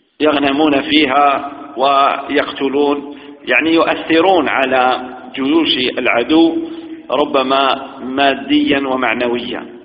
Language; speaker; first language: Arabic; native; Arabic